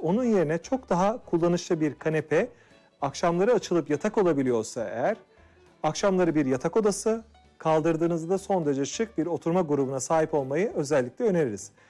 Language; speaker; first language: Turkish; native; Turkish